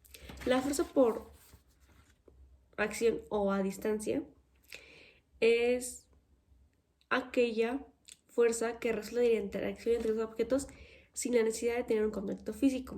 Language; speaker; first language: Spanish; native; Spanish